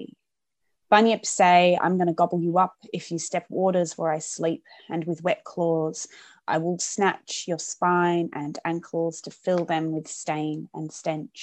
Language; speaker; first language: English; native; English